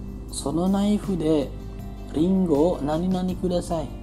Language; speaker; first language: Japanese; non-native, fluent; Indonesian